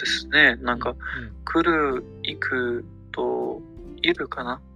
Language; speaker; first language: Japanese; non-native, fluent; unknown